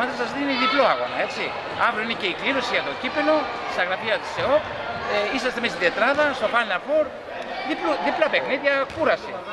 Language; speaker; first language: Greek; native; Greek